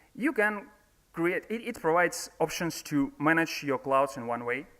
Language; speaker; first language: English; non-native, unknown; Russian